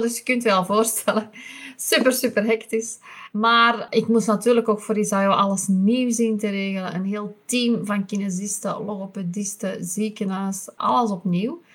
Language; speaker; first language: Dutch; native; Dutch